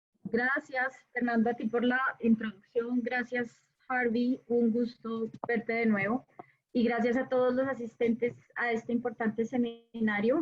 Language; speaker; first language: Spanish; native; Spanish